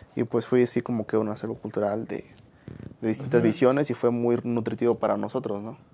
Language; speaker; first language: Spanish; native; Spanish